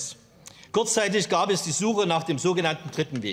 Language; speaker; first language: German; native; German